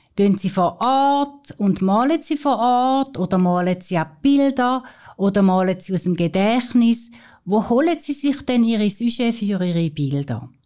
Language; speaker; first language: German; native; German